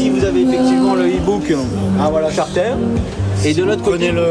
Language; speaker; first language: French; native; French